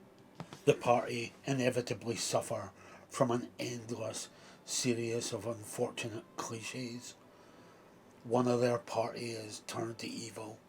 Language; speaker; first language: English; native; English